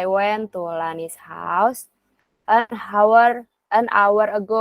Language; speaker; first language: English; non-native, learner; Indonesian